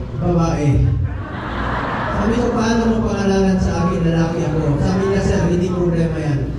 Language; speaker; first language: Filipino; non-native, local second language; Cebuano